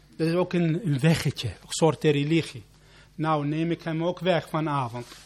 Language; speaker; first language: Dutch; non-native, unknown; Arabic